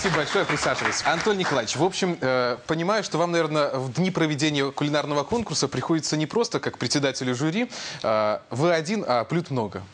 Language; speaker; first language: Russian; native; Russian